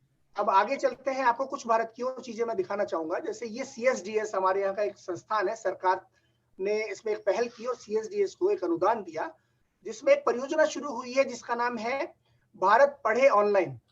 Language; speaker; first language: Hindi; native; Hindi